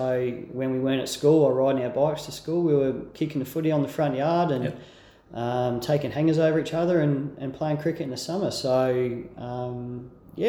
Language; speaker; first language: English; native; English